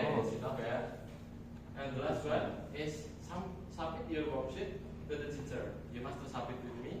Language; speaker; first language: English; non-native, fluent; Indonesian